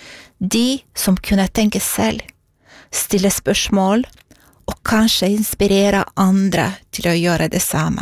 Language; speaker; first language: Norwegian; non-native, fluent; Romanian